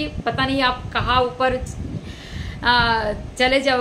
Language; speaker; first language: Hindi; non-native, local second language; Bangla